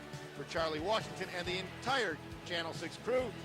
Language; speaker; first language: English; native; English